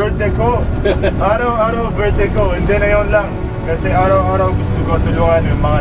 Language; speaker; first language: Filipino; non-native, learner; Arabic